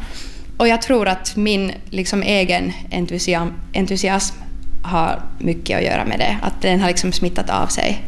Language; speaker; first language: Swedish; non-native, local second language; Finnish